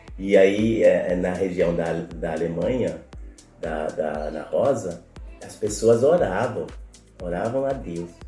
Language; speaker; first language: Portuguese; non-native, fluent; Spanish